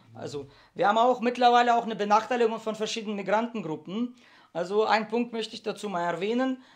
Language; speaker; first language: German; early bilingual, heritage; Russian